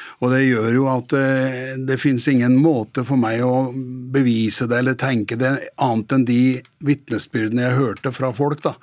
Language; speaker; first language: Norwegian; native; Norwegian